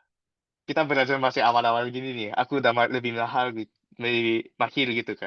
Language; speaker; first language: Indonesian; non-native, fluent; Japanese